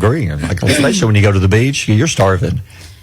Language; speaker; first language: English; native; English